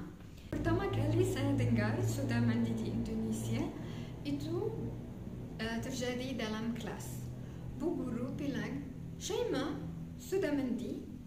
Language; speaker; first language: Indonesian; non-native, fluent; Arabic